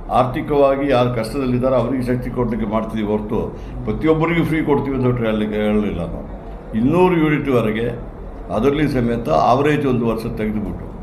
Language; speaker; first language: Kannada; non-native, local second language; Malayalam